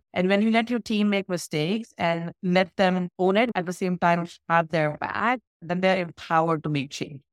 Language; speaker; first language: English; non-native, local second language; Hindi